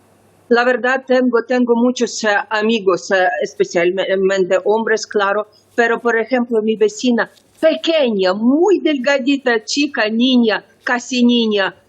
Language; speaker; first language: Spanish; non-native, learner; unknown